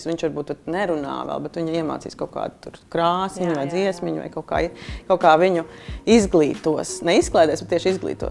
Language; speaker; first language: Latvian; native; Latvian